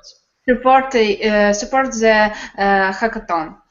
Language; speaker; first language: English; non-native, learner; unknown